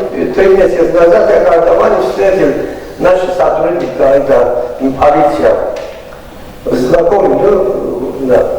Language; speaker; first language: Russian; non-native, fluent; Azerbaijani